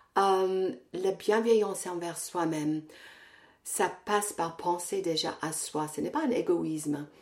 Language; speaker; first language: French; non-native, fluent; English